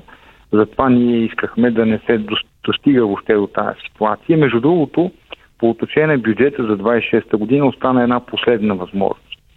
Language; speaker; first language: Bulgarian; native; Bulgarian